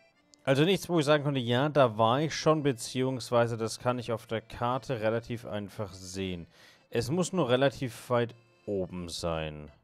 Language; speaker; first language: German; native; German